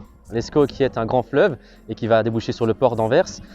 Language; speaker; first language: French; native; French